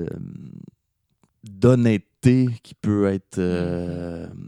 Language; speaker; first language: French; native; French